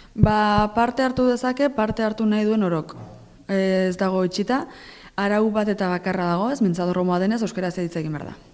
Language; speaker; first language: Basque; native; Basque